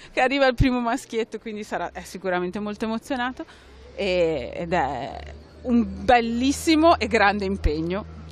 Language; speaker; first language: Italian; native; Italian